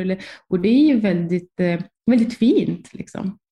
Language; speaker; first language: Swedish; non-native, fluent; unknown